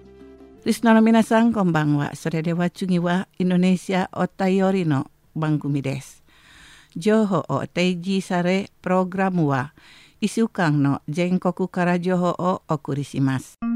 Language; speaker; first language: Japanese; non-native, learner; Indonesian